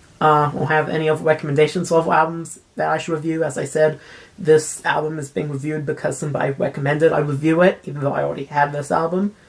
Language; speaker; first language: English; native; English